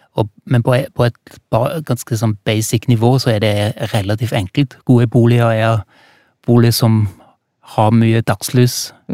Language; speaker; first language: Norwegian; non-native, fluent; German